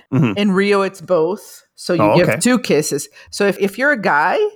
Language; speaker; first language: English; non-native, fluent; Portuguese